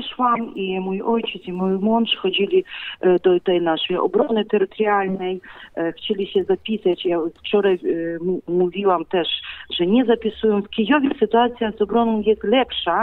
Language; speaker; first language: Polish; non-native, fluent; Ukrainian